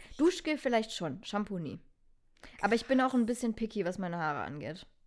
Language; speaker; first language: German; native; German